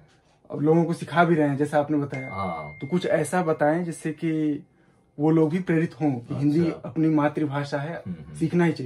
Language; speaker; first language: Hindi; native; Hindi